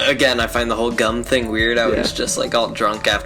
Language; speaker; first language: English; native; English